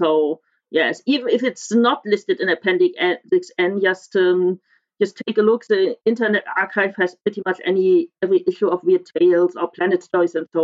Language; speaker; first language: English; non-native, fluent; German